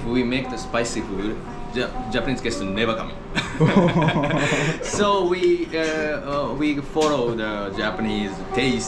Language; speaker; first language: English; non-native, learner; Japanese